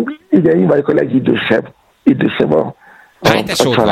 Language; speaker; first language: Hungarian; non-native, learner; Yoruba